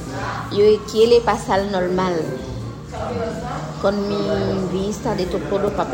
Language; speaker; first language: Spanish; non-native, learner; Haitian Creole